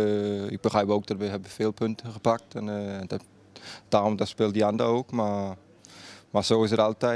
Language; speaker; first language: Dutch; non-native, fluent; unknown